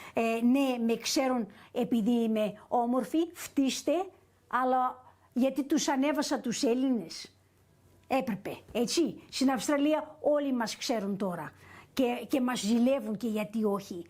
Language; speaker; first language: Greek; early bilingual, heritage; English